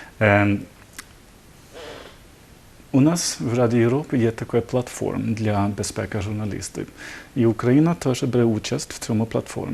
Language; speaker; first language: Ukrainian; non-native, learner; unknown